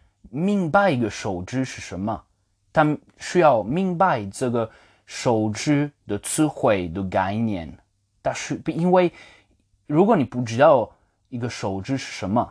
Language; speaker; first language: Chinese; non-native, fluent; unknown